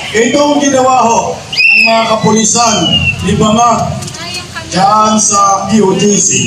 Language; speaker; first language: Filipino; non-native, local second language; Cebuano